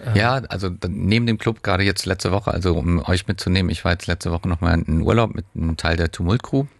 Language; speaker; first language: German; native; German